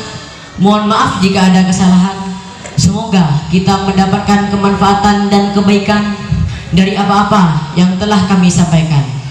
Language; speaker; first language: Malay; non-native, local second language; Madurese